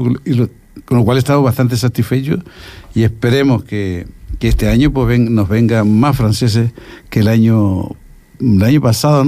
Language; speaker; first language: Spanish; native; Spanish